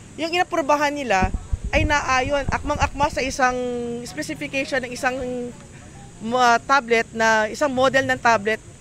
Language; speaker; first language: Filipino; native; Filipino